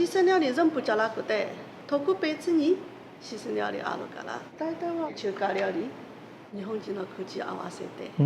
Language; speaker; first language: Japanese; non-native, learner; Chinese